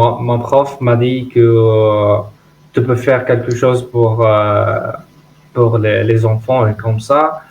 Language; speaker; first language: French; non-native, learner; Arabic